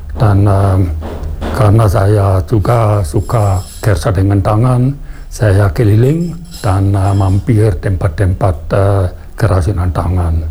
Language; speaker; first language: Indonesian; non-native, fluent; German